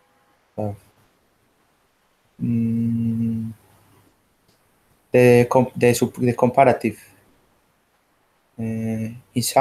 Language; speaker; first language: English; non-native, learner; Spanish